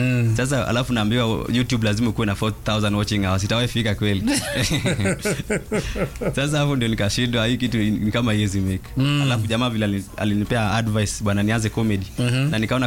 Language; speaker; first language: Swahili; non-native, local second language; Luo (Kenya and Tanzania)